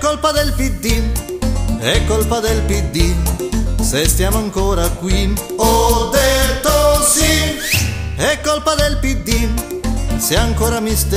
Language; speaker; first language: Italian; native; Italian